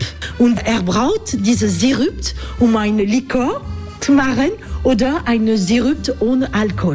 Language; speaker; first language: German; non-native, learner; French